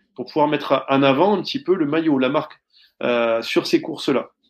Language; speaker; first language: French; native; French